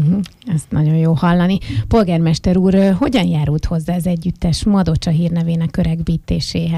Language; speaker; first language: Hungarian; native; Hungarian